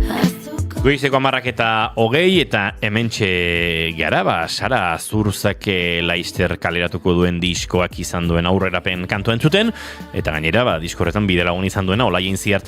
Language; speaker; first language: Basque; native; Basque